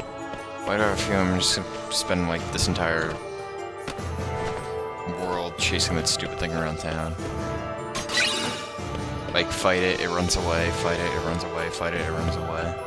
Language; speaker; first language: English; native; English